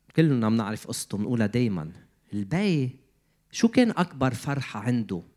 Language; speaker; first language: Arabic; native; Arabic